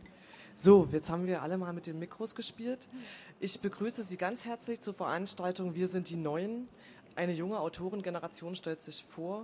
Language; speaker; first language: German; native; German